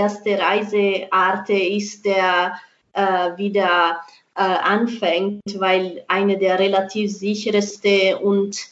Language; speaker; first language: German; non-native, fluent; Italian